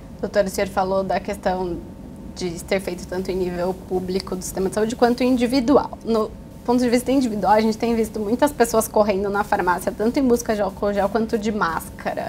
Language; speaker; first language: Portuguese; native; Portuguese